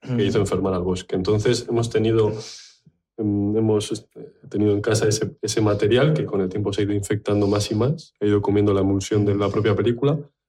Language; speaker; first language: Spanish; native; Spanish